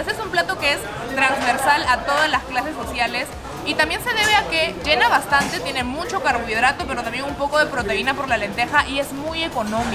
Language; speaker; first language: Spanish; native; Spanish